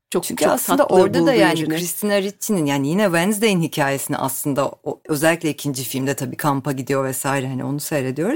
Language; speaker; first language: Turkish; native; Turkish